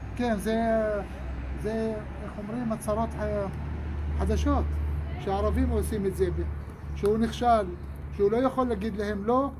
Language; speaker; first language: Hebrew; non-native, local second language; Arabic